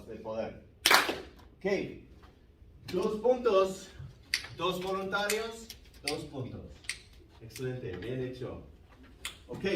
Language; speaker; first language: Spanish; non-native, fluent; English